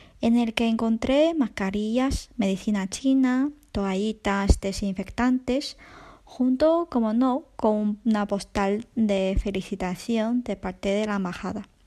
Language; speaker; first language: Spanish; non-native, fluent; Chinese